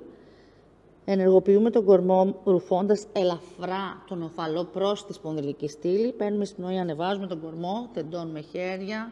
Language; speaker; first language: Greek; native; Greek